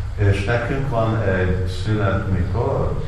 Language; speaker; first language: Hungarian; non-native, learner; Russian